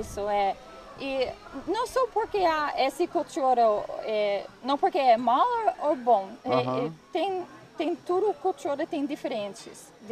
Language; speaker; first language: Portuguese; non-native, learner; English